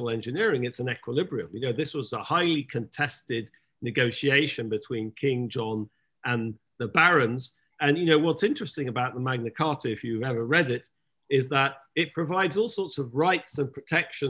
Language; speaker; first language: English; native; English